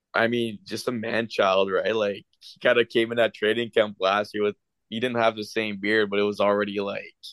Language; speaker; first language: English; non-native, local second language; French